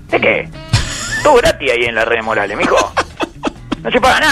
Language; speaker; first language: Spanish; native; Spanish